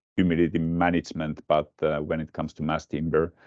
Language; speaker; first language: English; non-native, fluent; Finnish